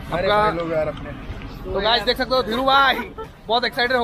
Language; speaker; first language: Hindi; non-native, local second language; Assamese